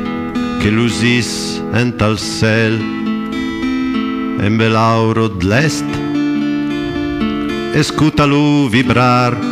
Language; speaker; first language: French; non-native, fluent; Italian